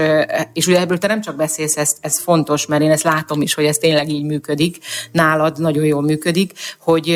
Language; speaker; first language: Hungarian; native; Hungarian